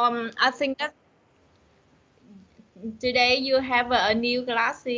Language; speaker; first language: English; non-native, learner; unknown